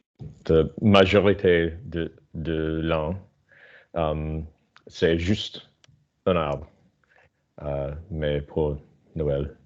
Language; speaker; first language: French; non-native, learner; English